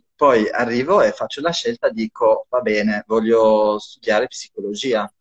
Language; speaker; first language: Italian; non-native, fluent; Albanian